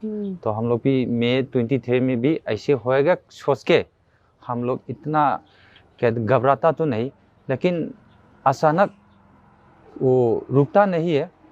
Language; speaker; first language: Hindi; non-native, local second language; Manipuri